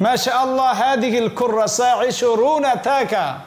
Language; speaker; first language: Arabic; non-native, fluent; Bangla